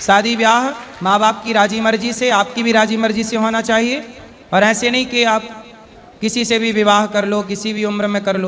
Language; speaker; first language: Hindi; native; Hindi